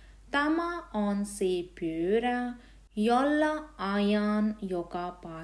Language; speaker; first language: Finnish; non-native, fluent; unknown